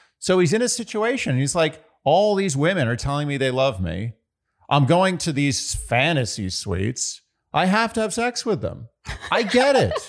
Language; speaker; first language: English; native; English